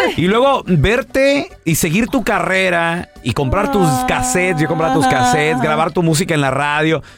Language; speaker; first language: Spanish; native; Spanish